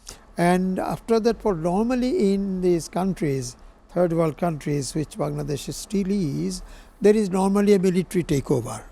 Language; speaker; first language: English; non-native, local second language; Bangla